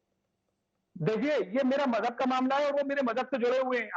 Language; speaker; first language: Hindi; native; Hindi